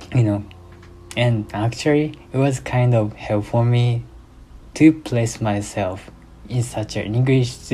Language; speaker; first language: English; non-native, fluent; Japanese